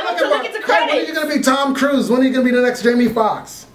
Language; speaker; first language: English; native; English